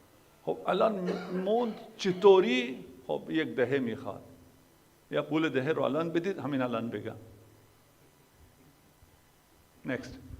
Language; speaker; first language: Persian; non-native, fluent; Urdu